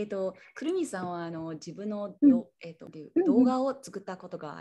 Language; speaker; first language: Japanese; non-native, learner; English